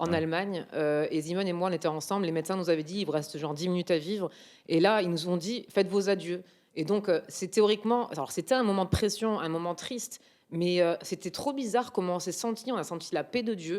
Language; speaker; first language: French; native; French